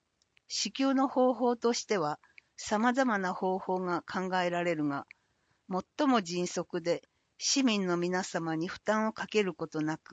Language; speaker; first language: Japanese; native; Japanese